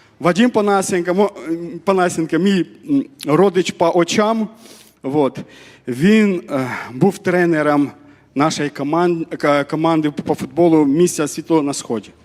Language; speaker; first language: Ukrainian; non-native, fluent; Armenian